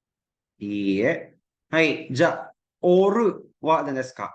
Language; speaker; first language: Japanese; non-native, fluent; Cebuano